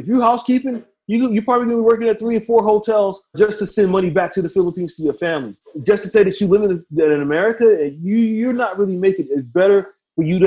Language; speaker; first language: English; native; English